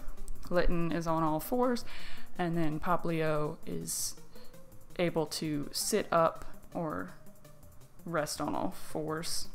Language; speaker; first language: English; native; English